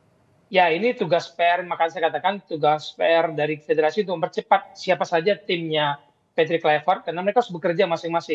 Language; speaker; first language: Indonesian; native; Indonesian